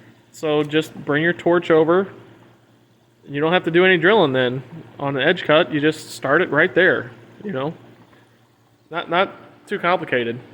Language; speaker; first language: English; native; English